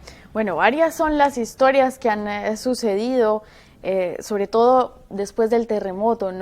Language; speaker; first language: Spanish; native; Spanish